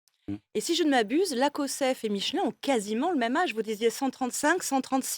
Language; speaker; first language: French; native; French